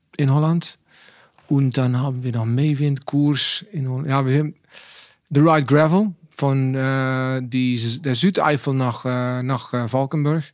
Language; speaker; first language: German; non-native, learner; Dutch